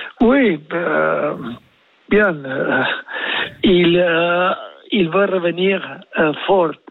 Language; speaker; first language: French; non-native, learner; Spanish